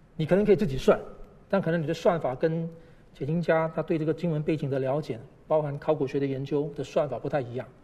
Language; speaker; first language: Chinese; native; Chinese